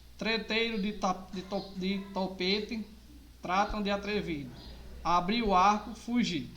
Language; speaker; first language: Portuguese; native; Portuguese